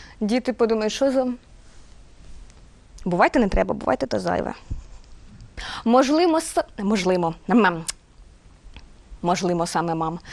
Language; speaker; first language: Ukrainian; native; Ukrainian